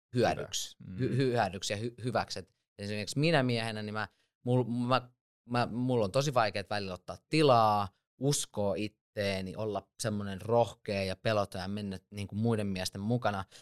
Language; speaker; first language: Finnish; native; Finnish